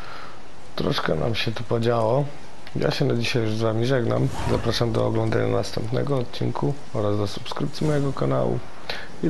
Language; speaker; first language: Polish; native; Polish